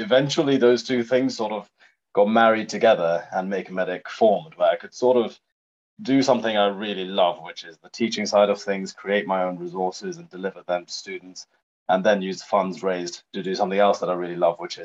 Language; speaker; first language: English; native; English